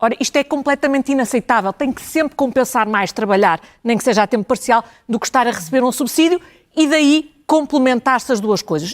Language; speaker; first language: Portuguese; native; Portuguese